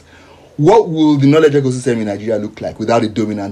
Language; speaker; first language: English; non-native, local second language; Yoruba